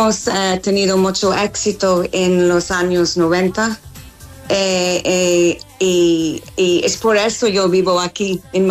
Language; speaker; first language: Spanish; non-native, fluent; English